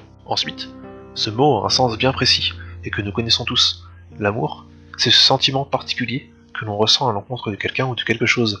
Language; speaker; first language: French; native; French